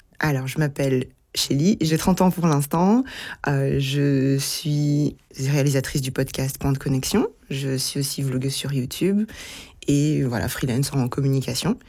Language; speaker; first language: French; early bilingual, other home language; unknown